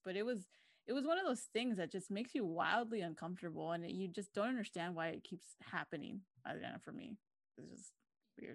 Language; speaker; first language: English; early bilingual, other home language; Spanish